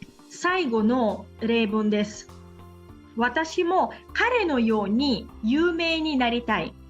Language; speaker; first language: Japanese; non-native, fluent; Portuguese